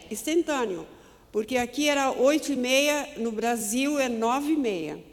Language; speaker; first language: Portuguese; native; Portuguese